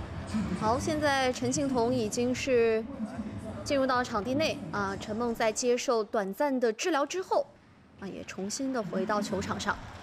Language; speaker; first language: Chinese; native; Chinese